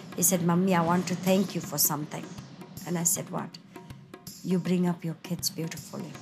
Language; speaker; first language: English; non-native, fluent; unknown